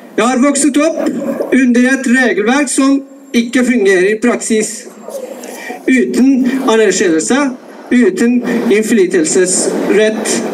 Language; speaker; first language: Norwegian; non-native, fluent; Persian